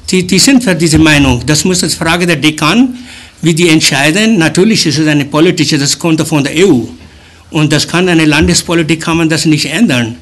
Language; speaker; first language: German; early bilingual, other home language; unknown